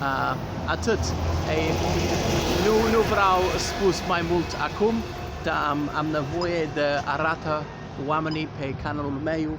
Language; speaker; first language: Romanian; non-native, learner; English